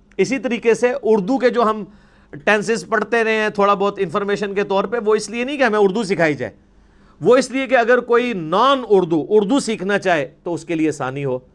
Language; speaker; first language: Urdu; non-native, local second language; Punjabi